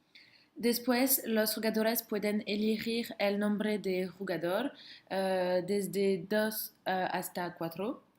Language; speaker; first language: Spanish; non-native, learner; French